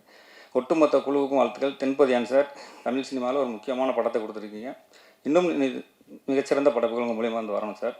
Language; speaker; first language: Tamil; native; Tamil